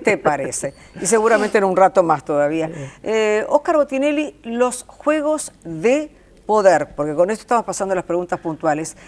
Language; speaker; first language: Spanish; native; Spanish